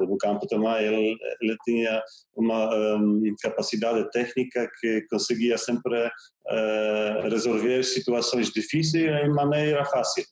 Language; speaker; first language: Portuguese; non-native, fluent; Polish